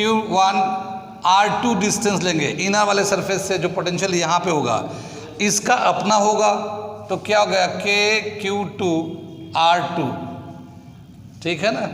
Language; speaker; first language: Hindi; native; Hindi